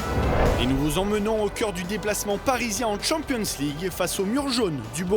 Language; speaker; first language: French; native; French